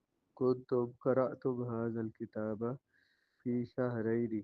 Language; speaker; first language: Arabic; non-native, fluent; Urdu